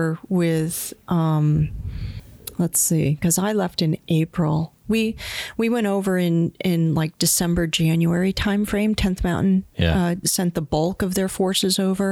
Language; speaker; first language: English; native; English